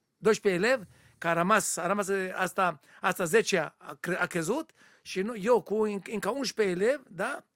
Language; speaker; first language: Romanian; non-native, learner; Hebrew